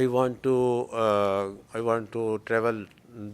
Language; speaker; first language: English; non-native, learner; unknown